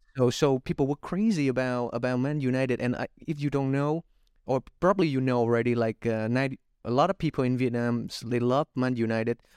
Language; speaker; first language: English; non-native, fluent; Vietnamese